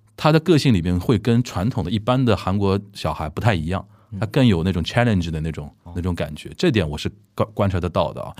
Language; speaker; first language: Chinese; native; Chinese